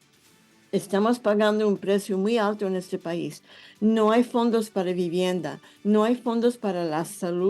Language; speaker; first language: Spanish; non-native, fluent; English